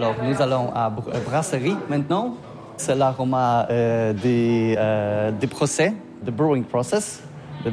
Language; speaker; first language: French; non-native, learner; Polish